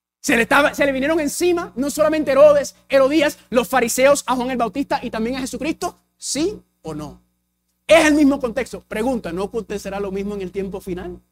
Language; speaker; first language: Spanish; early bilingual, heritage; English